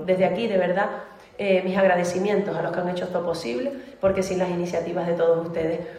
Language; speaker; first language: Spanish; native; Spanish